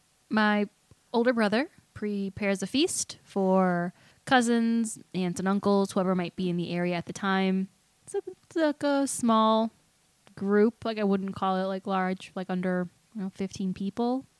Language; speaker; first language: English; early bilingual, other home language; Spanish